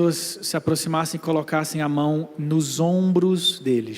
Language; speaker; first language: Portuguese; native; Portuguese